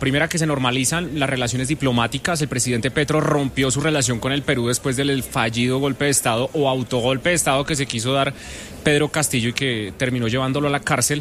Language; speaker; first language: Spanish; native; Spanish